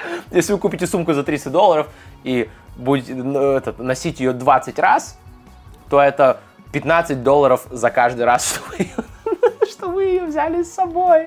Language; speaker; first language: Russian; native; Russian